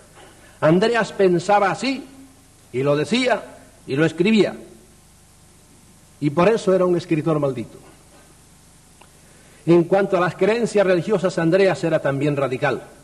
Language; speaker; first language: Spanish; native; Spanish